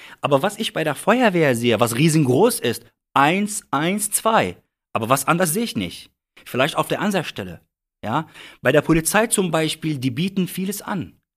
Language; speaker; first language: German; non-native, fluent; Arabic